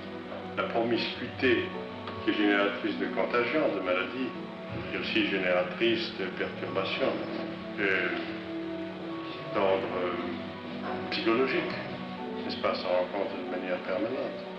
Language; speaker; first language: French; native; French